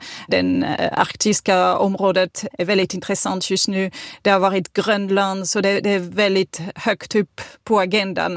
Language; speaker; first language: Swedish; non-native, fluent; French